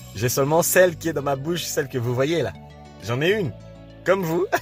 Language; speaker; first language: French; non-native, fluent; Lingala